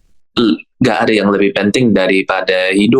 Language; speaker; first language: Indonesian; non-native, learner; English